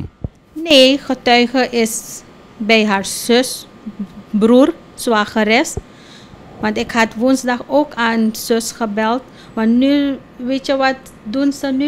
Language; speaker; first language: Dutch; non-native, local second language; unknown